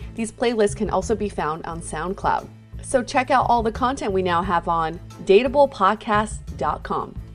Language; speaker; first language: English; native; English